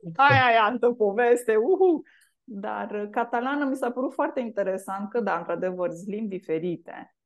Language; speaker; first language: Romanian; native; Romanian